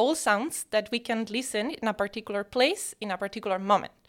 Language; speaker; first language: English; non-native, fluent; Spanish